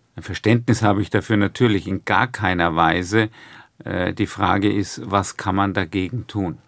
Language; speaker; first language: German; native; German